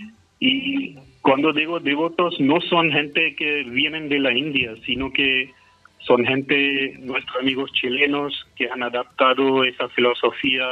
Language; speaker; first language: Spanish; non-native, fluent; Hindi